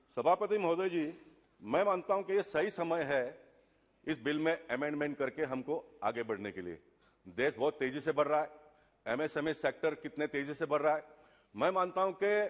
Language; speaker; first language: Hindi; non-native, local second language; Tulu